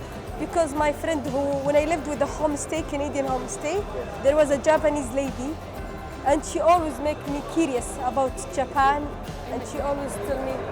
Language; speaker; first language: English; non-native, fluent; Arabic